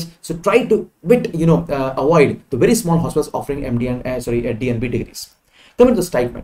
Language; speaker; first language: English; non-native, local second language; Hindi